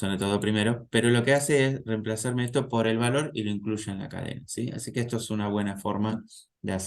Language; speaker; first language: Spanish; native; Spanish